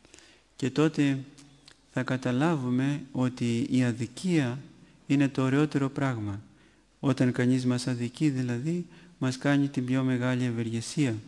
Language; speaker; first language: Greek; native; Greek